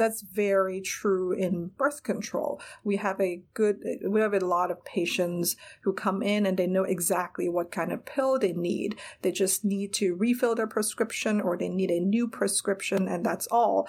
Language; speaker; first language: English; non-native, local second language; Cantonese